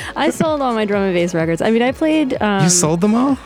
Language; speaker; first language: English; native; English